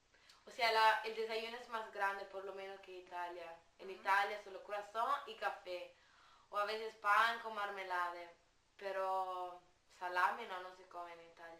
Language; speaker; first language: Spanish; non-native, fluent; Italian